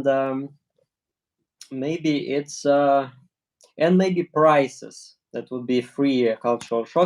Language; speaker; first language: English; non-native, learner; Russian